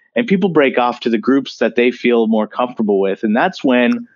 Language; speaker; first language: English; native; English